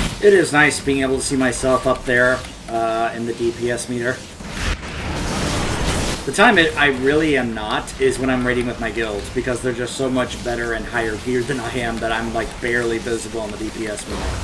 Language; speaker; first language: English; native; English